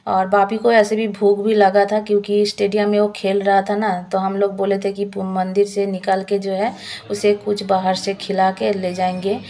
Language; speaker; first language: Hindi; non-native, local second language; Odia